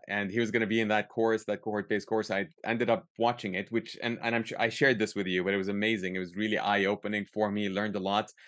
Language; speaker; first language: English; early bilingual, other home language; Arabic